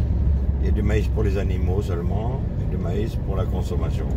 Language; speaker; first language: French; native; French